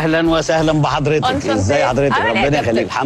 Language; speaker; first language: Arabic; native; Arabic